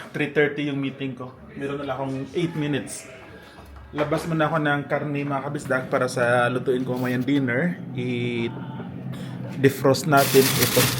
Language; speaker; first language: Filipino; non-native, local second language; Cebuano